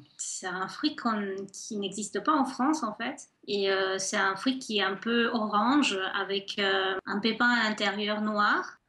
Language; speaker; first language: French; non-native, fluent; Spanish